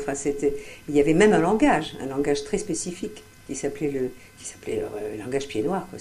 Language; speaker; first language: French; native; French